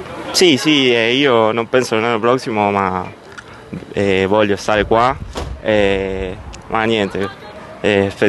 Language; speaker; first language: Italian; non-native, learner; Spanish